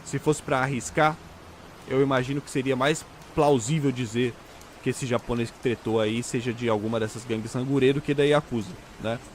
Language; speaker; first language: Portuguese; native; Portuguese